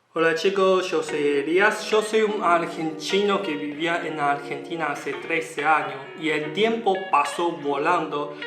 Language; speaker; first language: Spanish; non-native, learner; Chinese